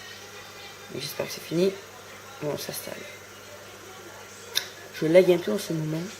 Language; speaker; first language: French; native; French